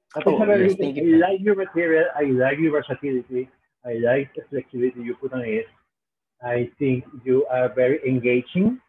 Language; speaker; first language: English; non-native, fluent; Spanish